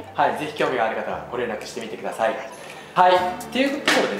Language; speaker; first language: Japanese; native; Japanese